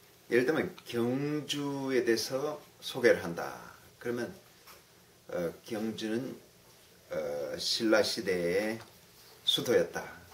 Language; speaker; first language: Korean; native; Korean